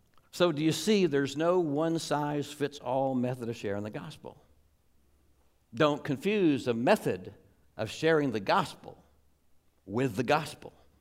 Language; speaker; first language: English; native; English